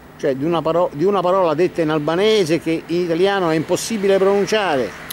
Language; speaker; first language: Italian; native; Italian